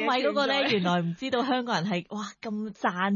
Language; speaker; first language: Cantonese; native; Cantonese